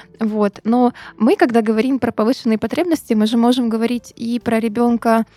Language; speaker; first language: Russian; native; Russian